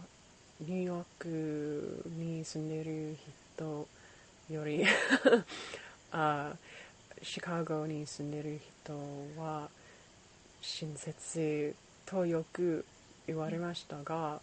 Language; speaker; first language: Japanese; non-native, learner; English